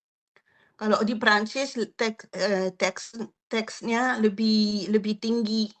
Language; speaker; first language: Indonesian; non-native, fluent; French